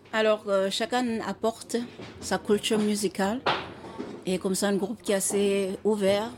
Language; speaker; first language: French; non-native, fluent; Xhosa